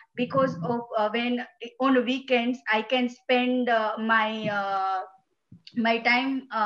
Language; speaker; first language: English; non-native, local second language; Gujarati